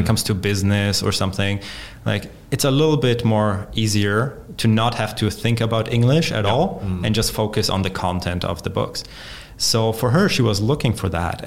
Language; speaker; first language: English; non-native, fluent; Polish